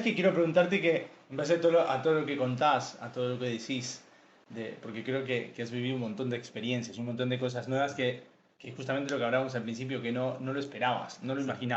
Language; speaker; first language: Spanish; native; Spanish